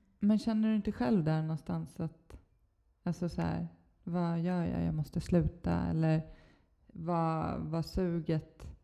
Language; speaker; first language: Swedish; native; Swedish